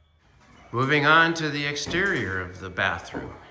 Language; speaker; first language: English; native; English